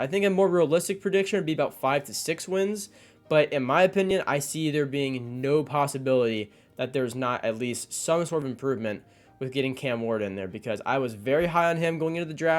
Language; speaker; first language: English; native; English